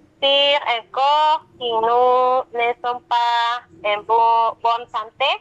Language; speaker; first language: French; non-native, learner; Spanish